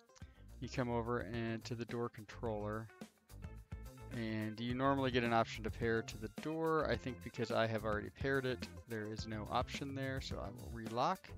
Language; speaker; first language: English; native; English